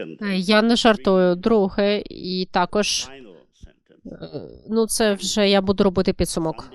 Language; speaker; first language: Ukrainian; non-native, learner; German